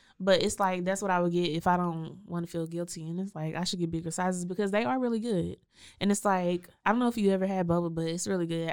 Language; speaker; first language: English; native; English